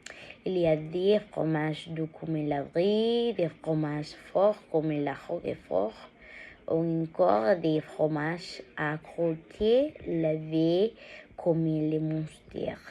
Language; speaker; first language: French; non-native, learner; Spanish